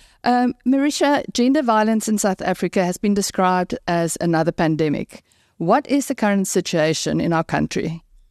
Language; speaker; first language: English; non-native, local second language; Afrikaans